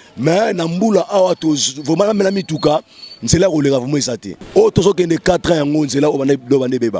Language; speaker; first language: Lingala; native; Lingala